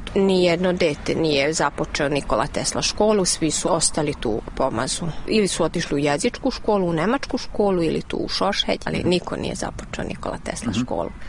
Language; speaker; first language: Serbian; non-native, local second language; Hungarian